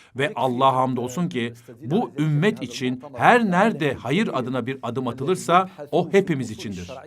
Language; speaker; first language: Turkish; non-native, fluent; Arabic